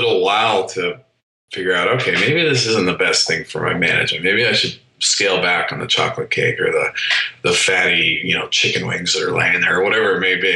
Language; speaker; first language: English; native; English